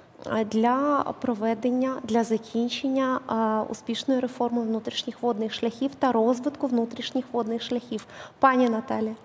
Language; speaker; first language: Ukrainian; native; Ukrainian